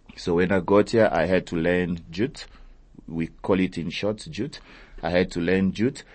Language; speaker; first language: English; early bilingual, other home language; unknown